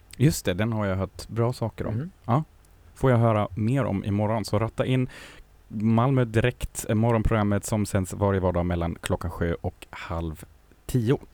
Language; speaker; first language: Swedish; non-native, fluent; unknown